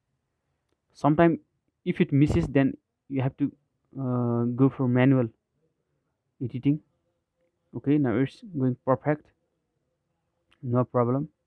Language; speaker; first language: English; non-native, fluent; Nepali